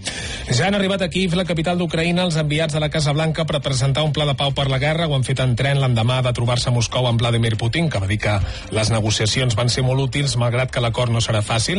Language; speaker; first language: Catalan; native; Catalan